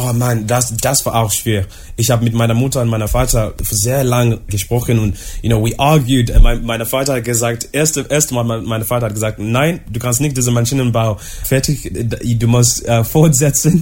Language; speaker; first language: German; non-native, learner; English